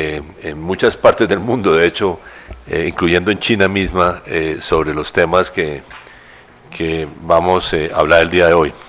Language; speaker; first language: Spanish; native; Spanish